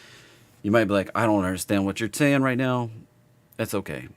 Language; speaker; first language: English; native; English